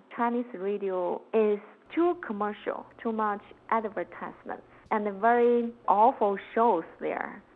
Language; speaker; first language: English; non-native, learner; Chinese